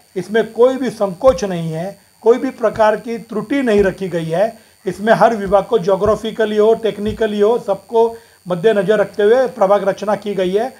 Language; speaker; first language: Hindi; non-native, local second language; Marathi